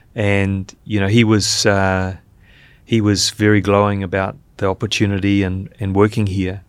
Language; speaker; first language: English; native; English